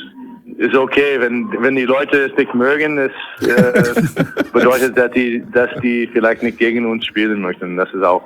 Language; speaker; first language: German; non-native, fluent; English